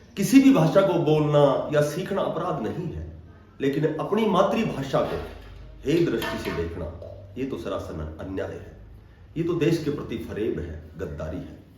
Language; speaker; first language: Hindi; native; Hindi